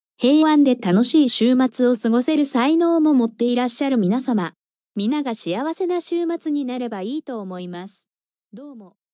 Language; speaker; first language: Japanese; non-native, fluent; Korean